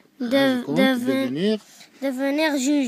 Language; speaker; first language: French; non-native, learner; Arabic